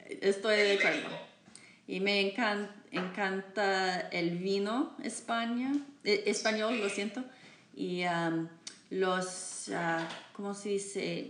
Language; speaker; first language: Spanish; non-native, learner; English